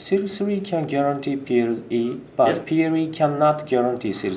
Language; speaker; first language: English; non-native, learner; Japanese